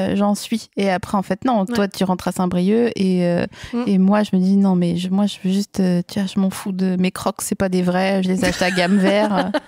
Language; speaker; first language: French; native; French